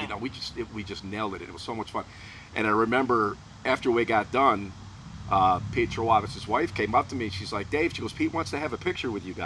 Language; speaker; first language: English; native; English